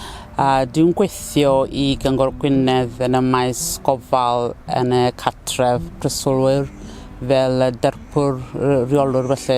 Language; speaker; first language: Welsh; non-native, learner; Southern Sotho